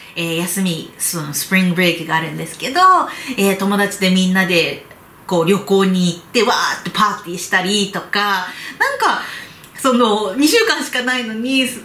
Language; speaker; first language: Japanese; native; Japanese